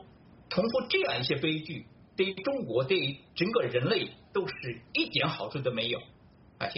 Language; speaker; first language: Chinese; native; Chinese